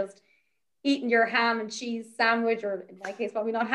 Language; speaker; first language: English; native; English